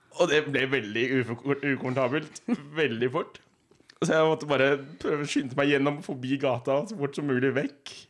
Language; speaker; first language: Norwegian; native; Norwegian